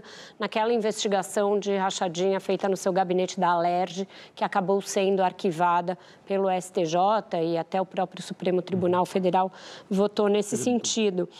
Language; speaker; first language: Portuguese; native; Portuguese